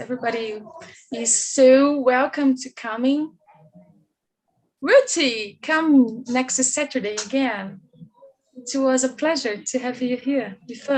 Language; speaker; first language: English; non-native, learner; Portuguese